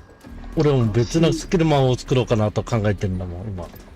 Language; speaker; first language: Japanese; native; Japanese